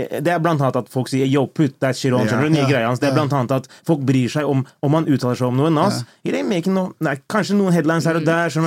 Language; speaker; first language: Norwegian; early bilingual, other home language; Turkish